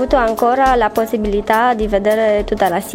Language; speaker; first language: Italian; non-native, learner; Romanian